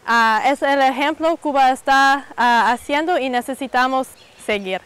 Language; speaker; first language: Spanish; non-native, learner; English